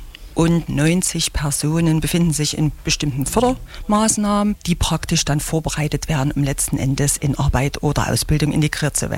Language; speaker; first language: German; native; German